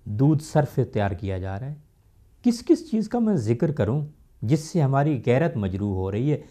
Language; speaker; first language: Urdu; non-native, local second language; Punjabi